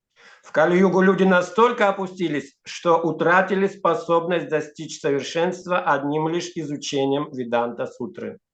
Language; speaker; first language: Russian; native; Russian